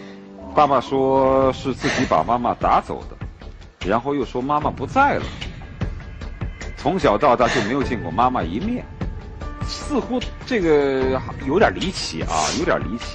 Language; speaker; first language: Chinese; native; Chinese